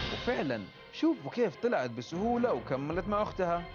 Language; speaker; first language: Arabic; native; Arabic